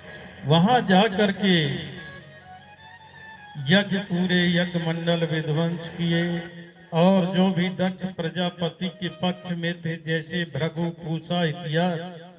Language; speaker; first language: Hindi; native; Hindi